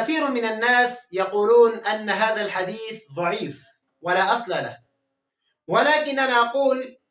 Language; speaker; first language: Arabic; non-native, fluent; Urdu